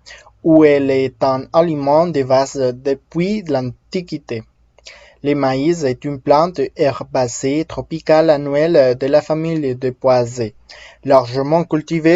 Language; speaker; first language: French; non-native, fluent; Spanish